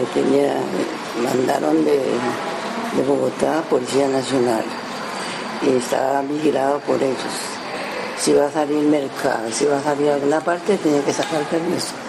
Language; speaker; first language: Spanish; early bilingual, other home language; Japanese